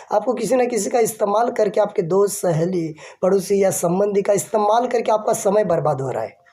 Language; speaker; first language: Hindi; non-native, local second language; Marathi